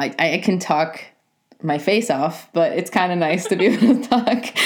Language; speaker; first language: English; native; English